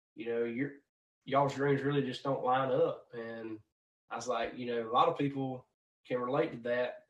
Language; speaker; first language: English; native; English